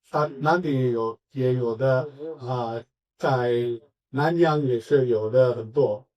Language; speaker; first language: Chinese; non-native, learner; English